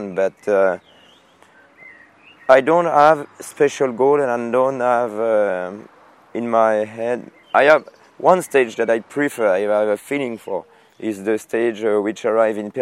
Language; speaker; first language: English; non-native, fluent; French